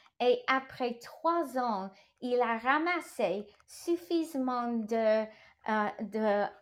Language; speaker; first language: French; non-native, learner; English